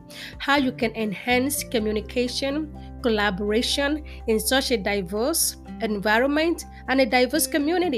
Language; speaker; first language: English; non-native, local second language; Yoruba